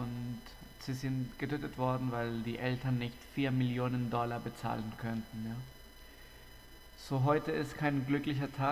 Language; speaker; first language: German; non-native, fluent; Spanish